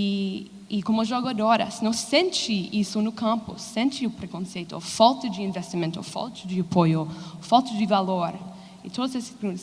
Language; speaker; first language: Portuguese; non-native, fluent; English